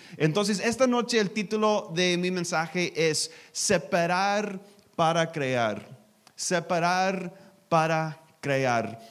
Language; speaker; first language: Spanish; non-native, learner; English